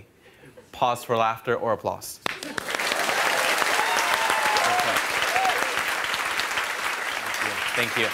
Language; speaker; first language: English; non-native, fluent; Spanish